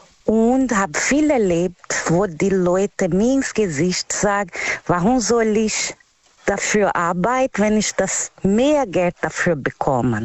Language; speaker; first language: German; non-native, learner; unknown